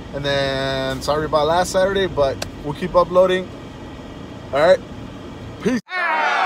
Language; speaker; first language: English; early bilingual, other home language; Spanish